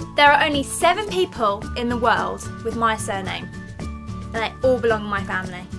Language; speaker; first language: English; native; English